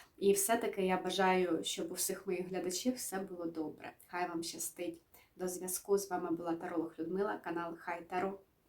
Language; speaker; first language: Ukrainian; native; Ukrainian